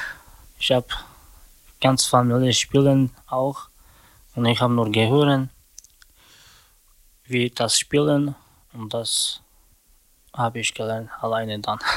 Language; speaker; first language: German; non-native, learner; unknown